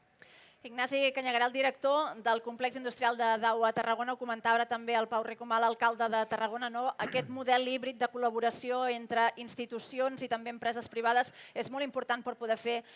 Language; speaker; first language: Catalan; native; Catalan